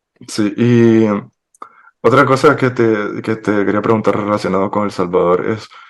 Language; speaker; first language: Spanish; native; Spanish